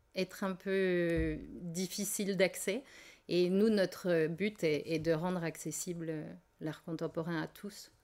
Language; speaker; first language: French; native; French